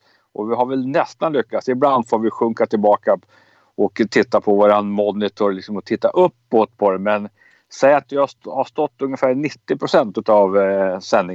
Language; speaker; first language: Swedish; native; Swedish